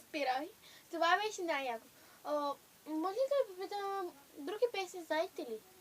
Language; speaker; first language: Bulgarian; non-native, local second language; Turkish